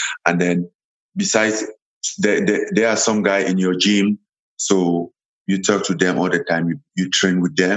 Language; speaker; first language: English; non-native, local second language; French